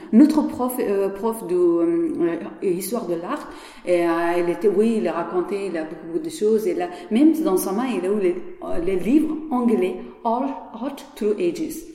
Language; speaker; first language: French; non-native, learner; Persian